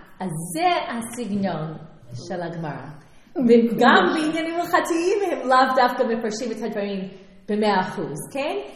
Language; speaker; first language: Hebrew; non-native, fluent; English